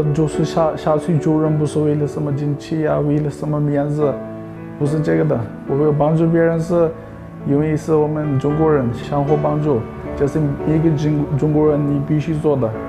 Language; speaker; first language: Chinese; non-native, local second language; Uyghur